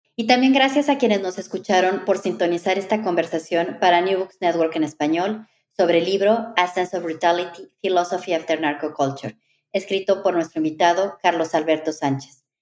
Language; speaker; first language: Spanish; native; Spanish